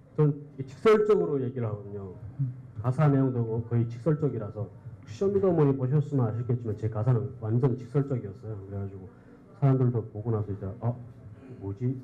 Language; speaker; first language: Korean; native; Korean